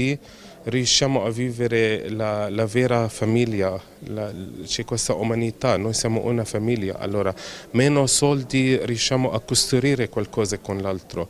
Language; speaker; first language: Italian; non-native, fluent; Arabic